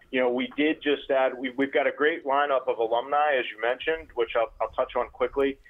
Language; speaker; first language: English; native; English